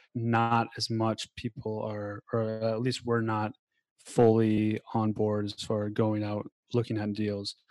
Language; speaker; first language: English; native; English